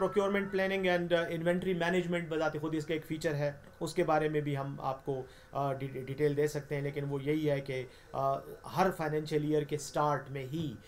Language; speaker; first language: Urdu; non-native, local second language; Pashto